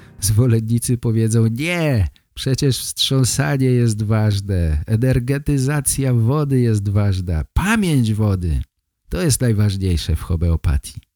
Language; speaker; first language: Polish; native; Polish